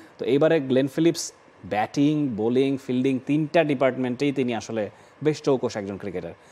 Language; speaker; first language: Bangla; native; Bangla